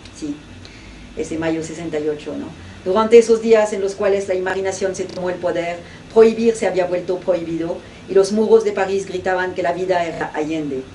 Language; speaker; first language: Spanish; non-native, fluent; French